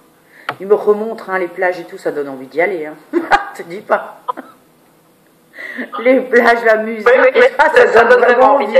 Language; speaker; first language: French; native; French